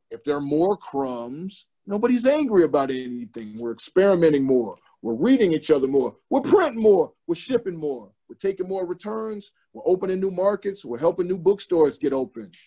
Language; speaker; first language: English; native; English